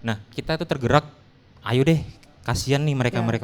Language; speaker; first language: Indonesian; native; Indonesian